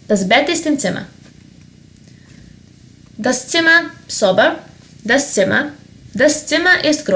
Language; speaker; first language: German; non-native, fluent; Serbian